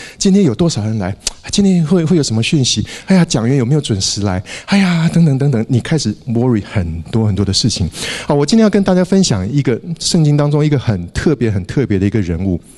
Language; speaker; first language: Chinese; native; Chinese